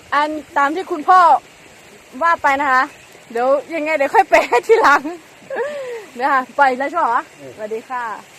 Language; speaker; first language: Thai; non-native, local second language; S'gaw Karen